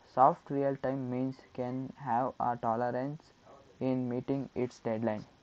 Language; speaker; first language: English; non-native, local second language; Kannada